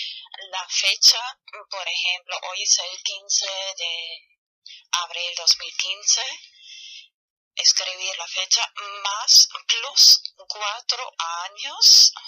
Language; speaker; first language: Spanish; non-native, fluent; German